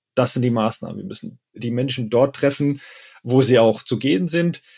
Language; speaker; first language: German; early bilingual, other home language; Arabic